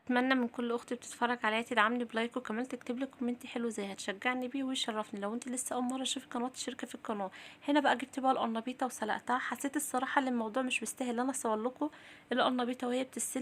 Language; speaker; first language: Arabic; native; Arabic